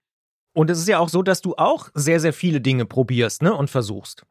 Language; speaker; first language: German; native; German